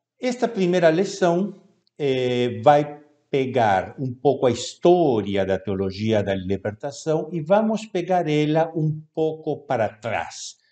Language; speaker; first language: Portuguese; non-native, fluent; Spanish